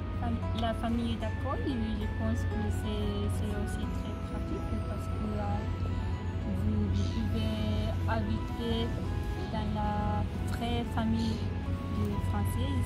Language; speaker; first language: French; non-native, learner; Japanese